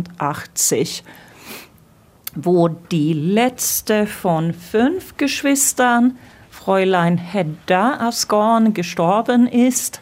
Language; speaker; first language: German; non-native, fluent; Swedish